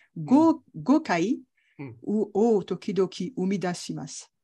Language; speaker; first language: Japanese; non-native, learner; French